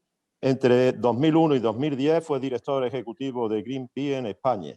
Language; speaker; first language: Spanish; native; Spanish